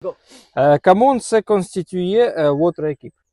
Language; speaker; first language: French; non-native, learner; Russian